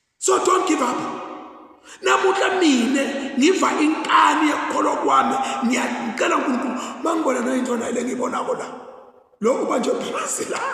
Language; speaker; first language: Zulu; non-native, local second language; Swati